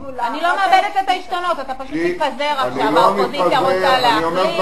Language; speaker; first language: Hebrew; native; Hebrew